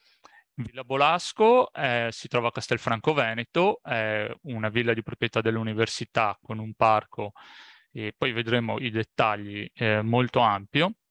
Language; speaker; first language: Italian; native; Italian